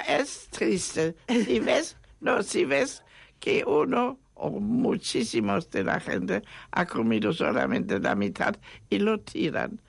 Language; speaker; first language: Spanish; non-native, fluent; German